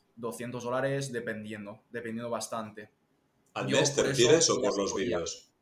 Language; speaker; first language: Spanish; early bilingual, other home language; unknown